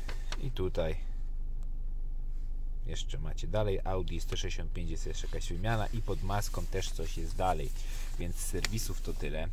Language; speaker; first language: Polish; native; Polish